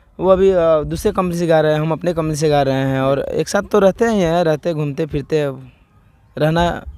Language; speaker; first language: Hindi; native; Hindi